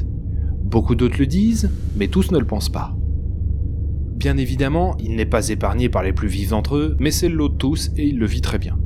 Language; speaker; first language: French; native; French